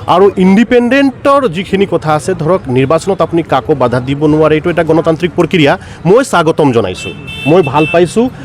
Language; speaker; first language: Assamese; non-native, local second language; Hindi